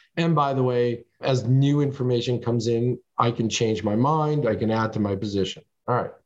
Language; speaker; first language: English; early bilingual, other home language; French